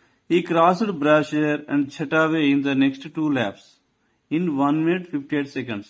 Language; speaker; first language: English; non-native, local second language; Telugu